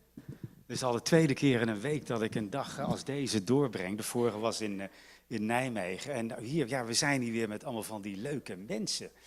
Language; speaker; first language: Dutch; native; Dutch